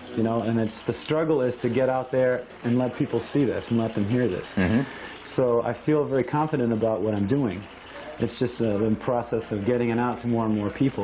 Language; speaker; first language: English; native; English